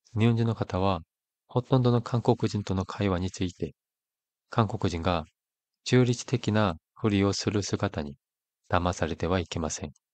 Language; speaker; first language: Japanese; non-native, fluent; Korean